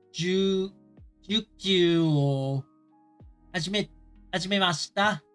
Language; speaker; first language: Japanese; non-native, learner; English